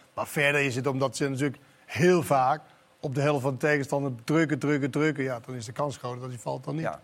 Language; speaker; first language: Dutch; non-native, fluent; Danish